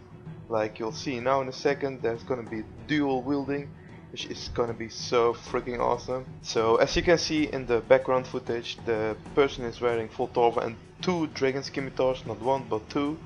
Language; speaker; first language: English; non-native, fluent; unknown